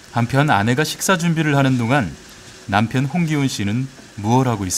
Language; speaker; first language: Korean; native; Korean